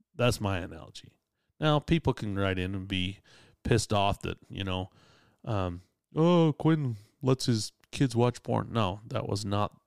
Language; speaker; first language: English; native; English